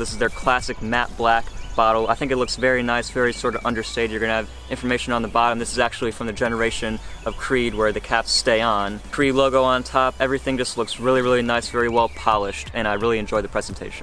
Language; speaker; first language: English; native; English